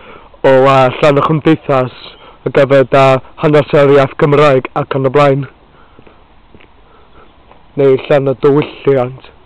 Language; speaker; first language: Welsh; non-native, learner; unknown